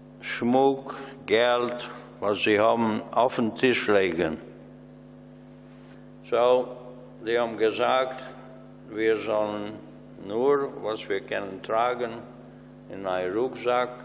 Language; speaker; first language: German; non-native, learner; Hungarian